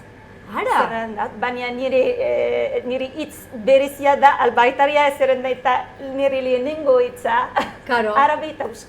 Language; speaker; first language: Basque; non-native, learner; Arabic